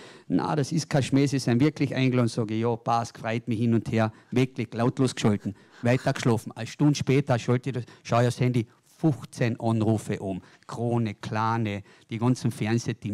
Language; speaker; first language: German; native; German